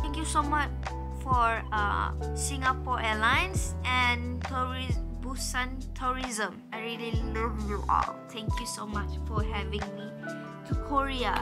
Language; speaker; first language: English; non-native, learner; Malay